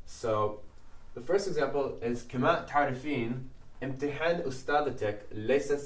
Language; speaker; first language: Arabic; non-native, learner; English